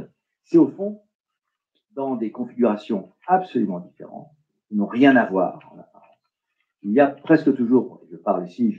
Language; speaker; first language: French; native; French